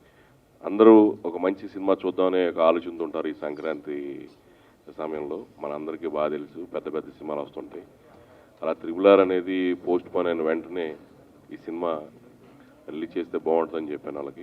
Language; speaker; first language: Telugu; native; Telugu